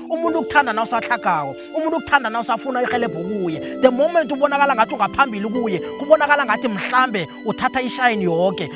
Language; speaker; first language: Zulu; non-native, local second language; South Ndebele